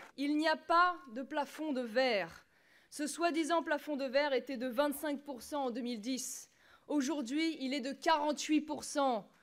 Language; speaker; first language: French; native; French